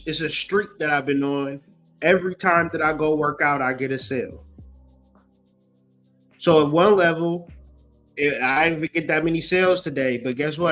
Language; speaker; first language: English; native; English